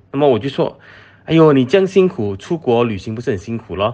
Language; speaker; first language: Chinese; native; Chinese